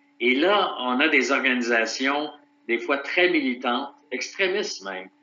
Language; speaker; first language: French; native; French